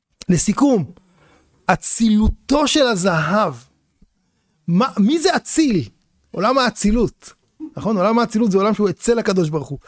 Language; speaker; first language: Hebrew; native; Hebrew